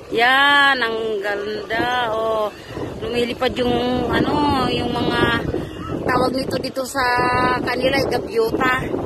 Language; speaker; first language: Filipino; non-native, local second language; Cebuano